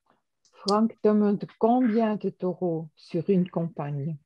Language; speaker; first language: French; non-native, fluent; German